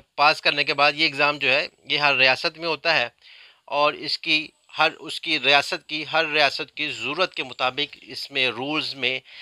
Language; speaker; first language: Urdu; native; Urdu